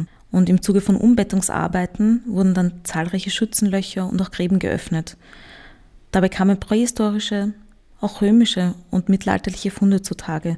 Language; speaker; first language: German; native; German